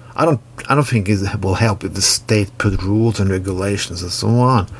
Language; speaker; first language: English; non-native, fluent; Norwegian